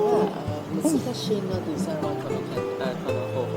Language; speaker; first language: Japanese; non-native, learner; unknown